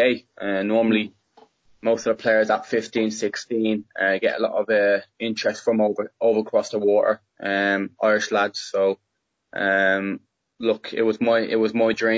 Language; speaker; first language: English; native; English